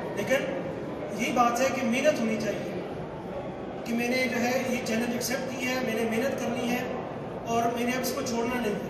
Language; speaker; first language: Urdu; non-native, local second language; Punjabi